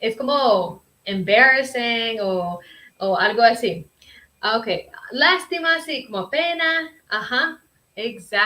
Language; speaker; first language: Spanish; early bilingual, heritage; Spanish